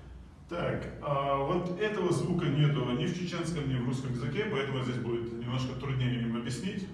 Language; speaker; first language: Russian; non-native, local second language; Chechen